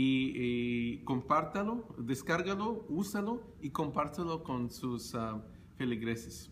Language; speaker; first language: Spanish; early bilingual, heritage; Spanish